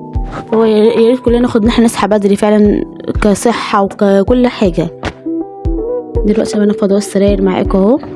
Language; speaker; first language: Arabic; native; Arabic